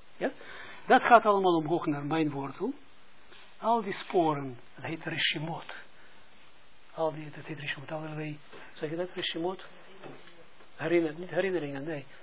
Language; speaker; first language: Dutch; non-native, fluent; Russian